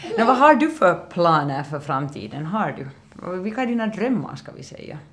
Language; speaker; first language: Swedish; native; Swedish